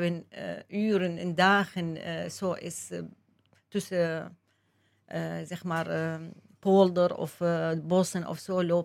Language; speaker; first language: Dutch; non-native, learner; Arabic